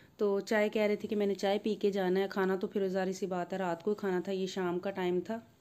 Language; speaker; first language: Urdu; non-native, local second language; Punjabi